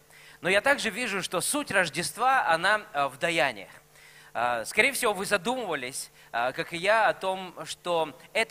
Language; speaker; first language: Russian; native; Russian